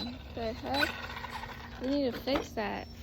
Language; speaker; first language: English; native; English